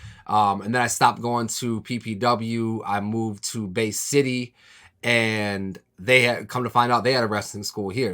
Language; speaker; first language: English; native; English